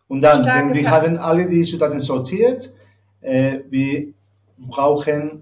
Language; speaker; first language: German; non-native, learner; Spanish